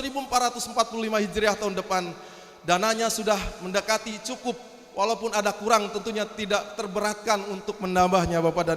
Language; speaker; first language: Indonesian; native; Indonesian